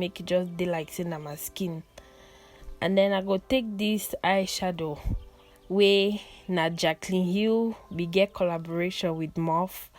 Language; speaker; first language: Nigerian Pidgin; non-native, local second language; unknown